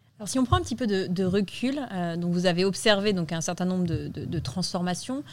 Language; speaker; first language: French; native; French